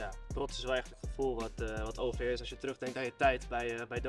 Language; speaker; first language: Dutch; native; Dutch